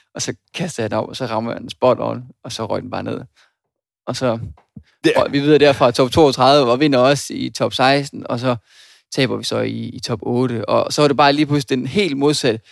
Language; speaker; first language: Danish; native; Danish